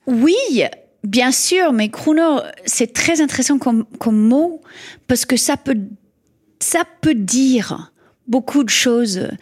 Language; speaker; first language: French; non-native, fluent; English